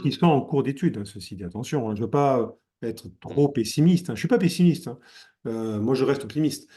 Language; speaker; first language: French; native; French